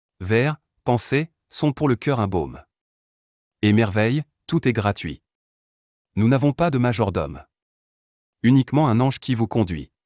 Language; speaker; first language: French; non-native, local second language; Arabic